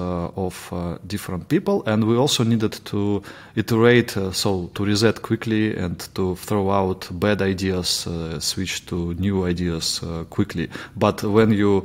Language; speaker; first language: English; non-native, fluent; Russian